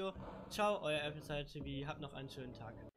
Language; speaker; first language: German; native; German